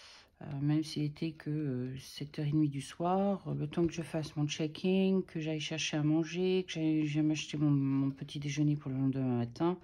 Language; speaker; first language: French; native; French